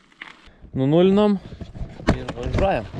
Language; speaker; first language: Lithuanian; native; Lithuanian